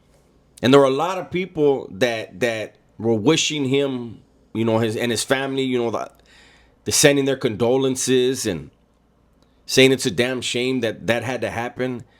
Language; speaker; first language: English; native; English